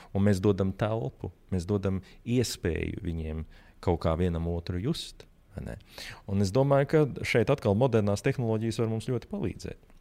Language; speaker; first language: Latvian; native; Latvian